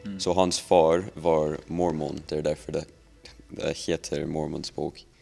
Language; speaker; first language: Swedish; non-native, learner; English